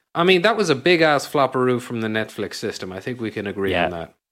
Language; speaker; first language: English; native; English